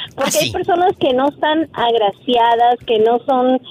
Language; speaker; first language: Spanish; native; Spanish